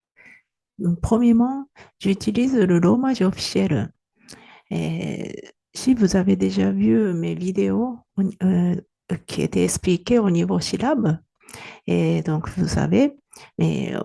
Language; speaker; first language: French; non-native, fluent; Japanese